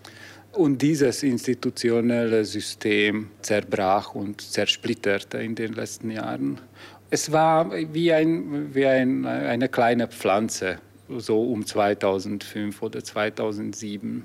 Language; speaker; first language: German; non-native, fluent; Hungarian